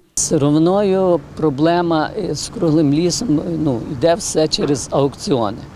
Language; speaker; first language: Ukrainian; non-native, fluent; French